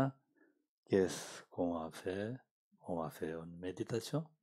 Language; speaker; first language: French; non-native, learner; Tibetan